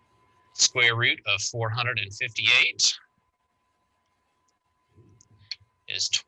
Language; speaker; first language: English; native; English